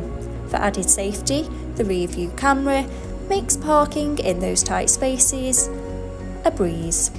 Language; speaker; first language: English; native; English